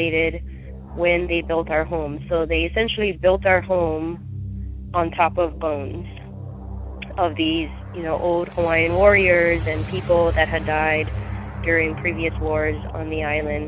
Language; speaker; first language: English; native; English